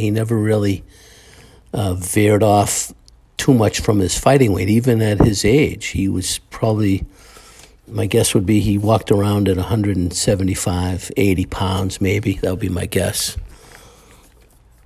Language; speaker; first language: English; native; English